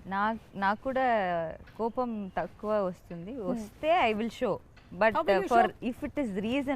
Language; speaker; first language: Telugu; non-native, learner; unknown